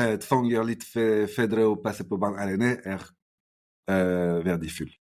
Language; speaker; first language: Norwegian; non-native, fluent; French